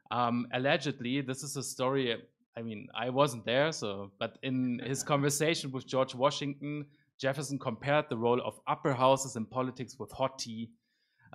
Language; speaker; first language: English; non-native, fluent; German